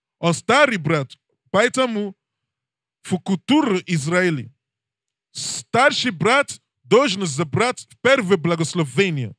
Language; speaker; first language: Russian; non-native, learner; English